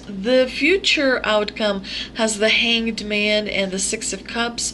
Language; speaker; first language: English; native; English